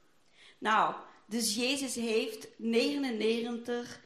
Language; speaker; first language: Dutch; non-native, fluent; Portuguese